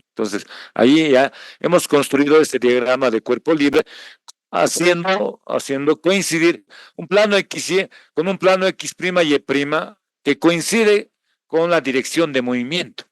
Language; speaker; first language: Spanish; native; Spanish